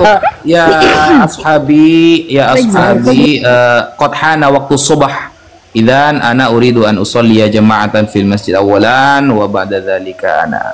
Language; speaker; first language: Arabic; non-native, learner; Indonesian